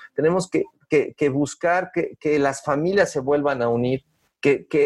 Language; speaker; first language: Spanish; native; Spanish